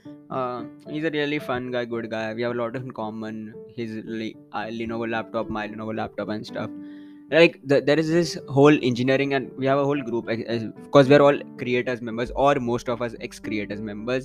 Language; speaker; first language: English; non-native, local second language; Hindi